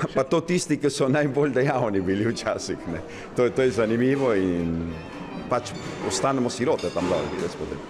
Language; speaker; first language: Slovenian; early bilingual, heritage; Slovenian